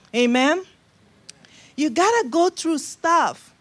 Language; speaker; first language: English; non-native, local second language; Igbo